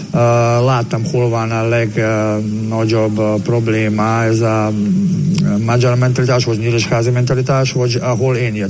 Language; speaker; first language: Hungarian; non-native, learner; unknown